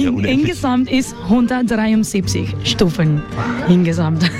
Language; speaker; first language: German; non-native, fluent; Spanish